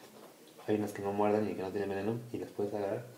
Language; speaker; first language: Spanish; native; Spanish